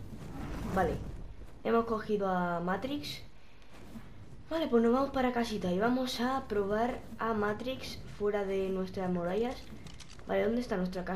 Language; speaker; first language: Spanish; native; Spanish